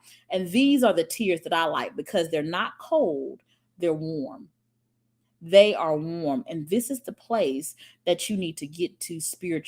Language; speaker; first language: English; native; English